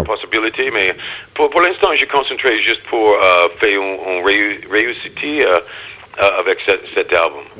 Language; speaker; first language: French; non-native, learner; English